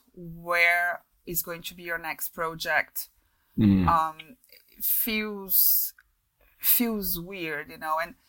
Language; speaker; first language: English; non-native, fluent; Portuguese